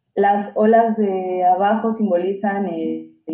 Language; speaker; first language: Spanish; native; Spanish